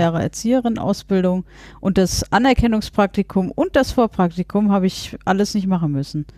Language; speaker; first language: German; native; German